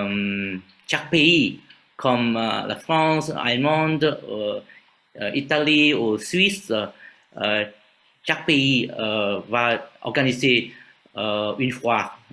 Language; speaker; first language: French; non-native, fluent; Vietnamese